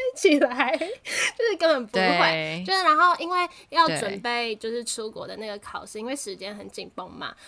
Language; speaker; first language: Chinese; native; Chinese